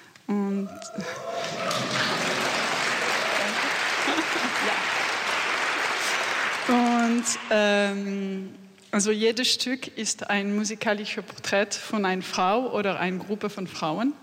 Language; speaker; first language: German; non-native, learner; French